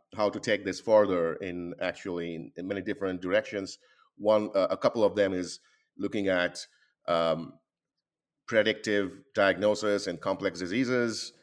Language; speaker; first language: English; non-native, local second language; Bangla